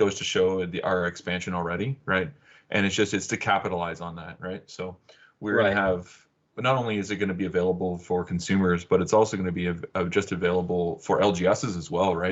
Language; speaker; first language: English; native; English